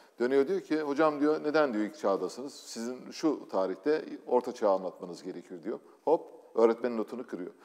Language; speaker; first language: Turkish; native; Turkish